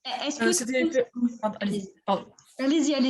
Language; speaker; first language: French; non-native, fluent; Spanish